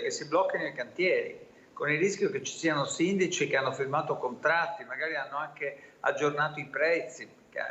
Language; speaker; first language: Italian; native; Italian